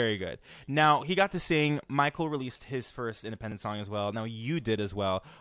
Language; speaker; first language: English; non-native, fluent; French